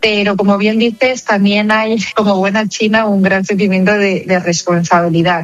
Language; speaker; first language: Spanish; native; Spanish